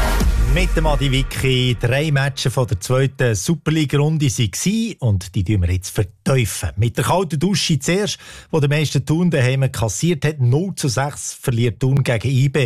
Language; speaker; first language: German; native; German